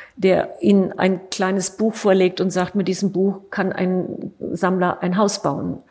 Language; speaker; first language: German; native; German